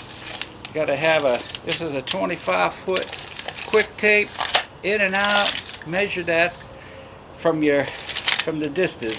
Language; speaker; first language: English; native; English